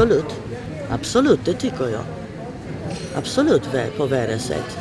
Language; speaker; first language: Swedish; non-native, fluent; Polish